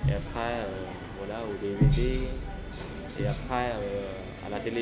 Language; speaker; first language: French; non-native, fluent; Khmer